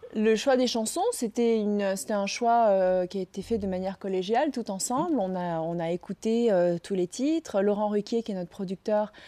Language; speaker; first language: French; native; French